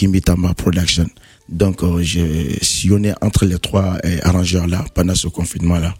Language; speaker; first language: French; non-native, local second language; Mandingo